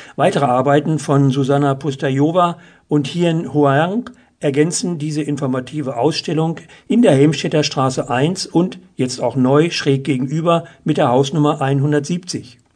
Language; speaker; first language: German; native; German